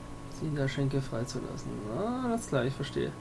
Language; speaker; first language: German; native; German